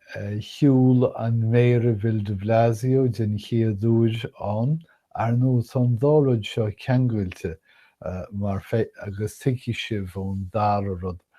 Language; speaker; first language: Irish; non-native, fluent; English